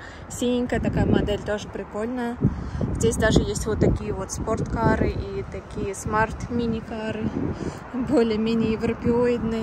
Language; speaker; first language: Russian; native; Russian